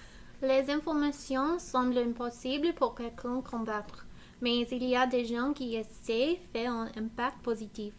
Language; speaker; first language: French; non-native, learner; English